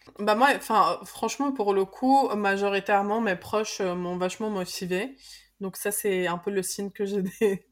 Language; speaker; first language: French; early bilingual, other home language; Arabic